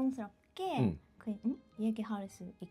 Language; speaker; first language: Korean; non-native, learner; Japanese